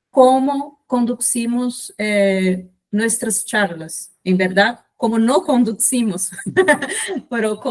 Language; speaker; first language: Spanish; non-native, fluent; Portuguese